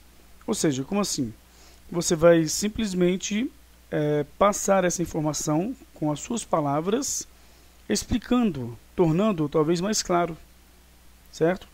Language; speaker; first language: Portuguese; native; Portuguese